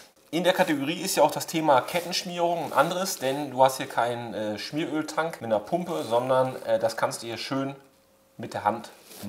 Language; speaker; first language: German; native; German